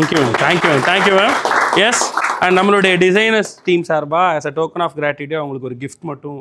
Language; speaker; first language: Tamil; native; Tamil